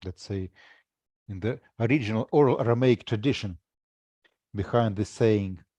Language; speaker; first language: English; non-native, fluent; Russian